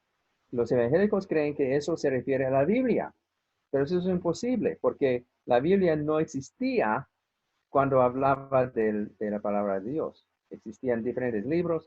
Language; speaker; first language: Spanish; non-native, fluent; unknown